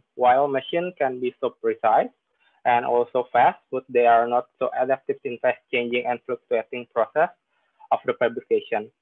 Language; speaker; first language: English; non-native, fluent; Indonesian